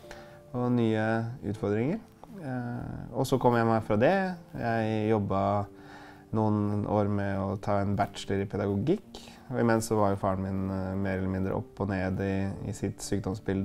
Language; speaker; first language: Norwegian; native; Norwegian